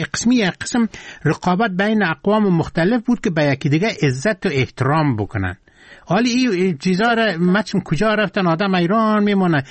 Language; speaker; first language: Persian; non-native, local second language; Turkmen